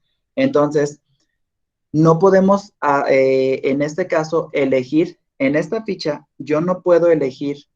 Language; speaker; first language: Spanish; native; Spanish